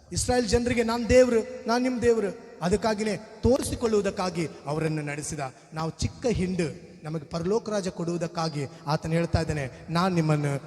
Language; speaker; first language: Kannada; non-native, local second language; Telugu